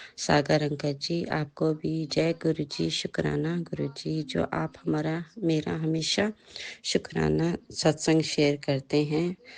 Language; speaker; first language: Hindi; native; Hindi